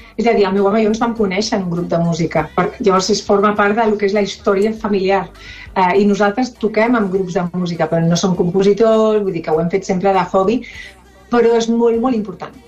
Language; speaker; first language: Catalan; non-native, local second language; Spanish